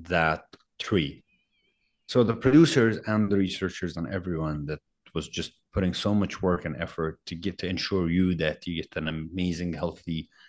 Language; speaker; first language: English; non-native, fluent; Arabic